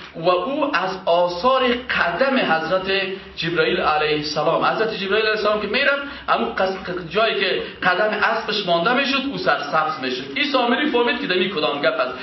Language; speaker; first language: Persian; native; Persian